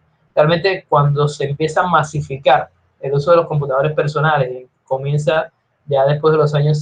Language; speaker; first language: Spanish; native; Spanish